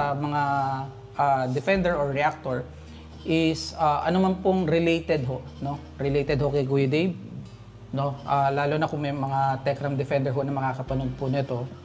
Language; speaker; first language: Filipino; native; Filipino